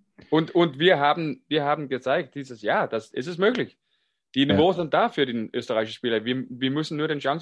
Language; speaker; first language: German; non-native, fluent; Danish